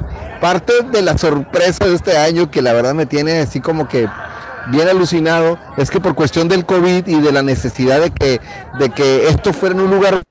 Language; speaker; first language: Spanish; native; Spanish